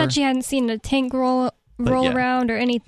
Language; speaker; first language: English; native; English